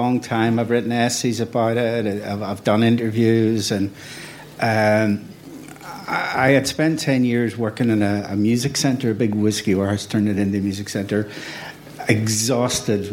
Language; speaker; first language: English; native; English